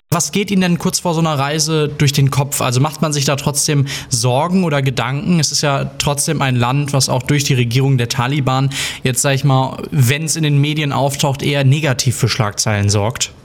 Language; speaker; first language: German; native; German